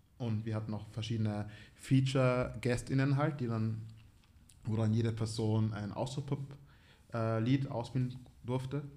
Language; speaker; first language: German; early bilingual, other home language; Swahili